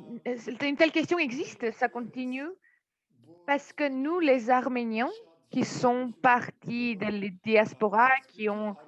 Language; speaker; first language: French; non-native, fluent; Armenian